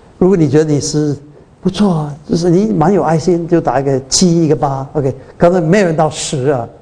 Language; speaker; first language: Chinese; early bilingual, heritage; Chinese